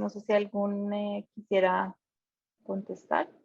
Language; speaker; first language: Spanish; native; Spanish